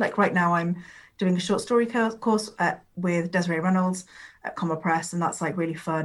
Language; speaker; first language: English; non-native, local second language; Urdu